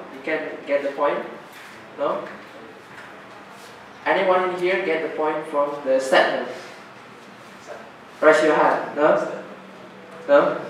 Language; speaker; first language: English; non-native, learner; Indonesian